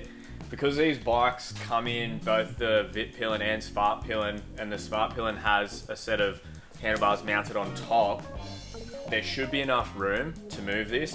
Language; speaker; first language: English; native; English